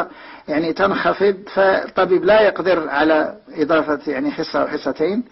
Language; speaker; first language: Arabic; native; Arabic